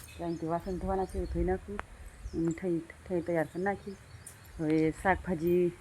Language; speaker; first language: Gujarati; non-native, local second language; Rathawi